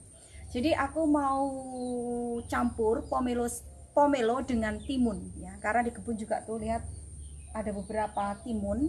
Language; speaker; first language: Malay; non-native, local second language; Javanese